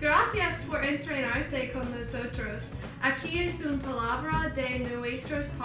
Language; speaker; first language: Spanish; non-native, learner; English